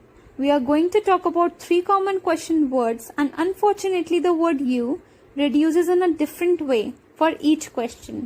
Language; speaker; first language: English; non-native, local second language; Hindi